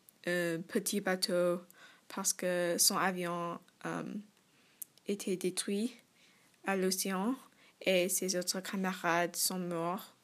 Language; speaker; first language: French; non-native, learner; English